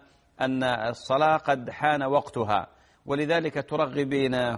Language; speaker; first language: Arabic; native; Arabic